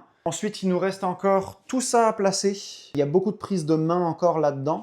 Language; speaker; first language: French; native; French